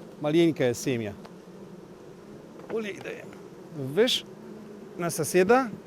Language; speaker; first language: Russian; non-native, learner; Polish